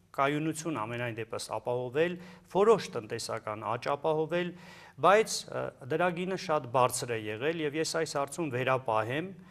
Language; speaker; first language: Armenian; native; Armenian